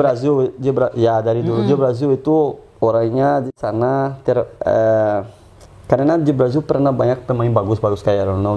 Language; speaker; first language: Indonesian; non-native, fluent; Portuguese